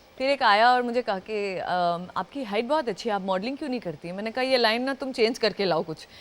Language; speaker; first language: Hindi; non-native, local second language; Gujarati